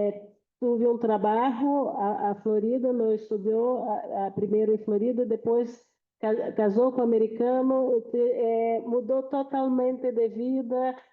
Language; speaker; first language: Portuguese; non-native, fluent; Spanish